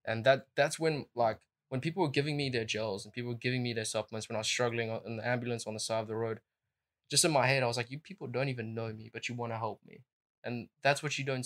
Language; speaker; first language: English; native; English